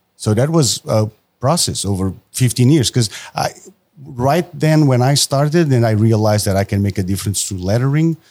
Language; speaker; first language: English; non-native, fluent; Portuguese